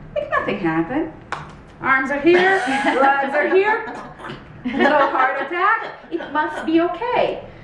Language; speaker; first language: English; non-native, fluent; Portuguese